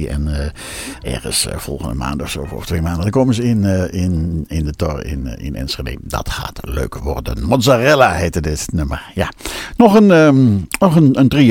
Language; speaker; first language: Dutch; native; Dutch